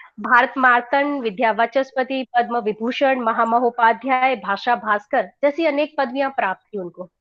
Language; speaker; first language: Hindi; non-native, local second language; Gujarati